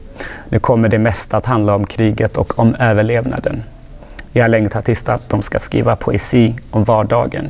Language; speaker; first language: Swedish; non-native, fluent; Tigrinya